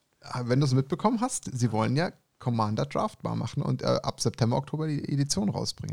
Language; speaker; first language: German; native; German